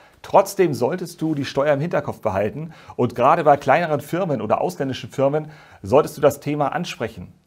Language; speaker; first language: German; native; German